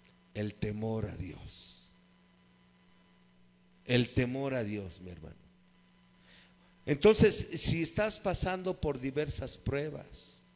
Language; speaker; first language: Spanish; native; Spanish